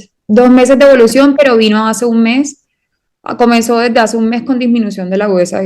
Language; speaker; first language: Spanish; native; Spanish